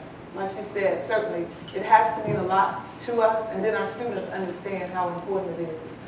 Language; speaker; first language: English; native; English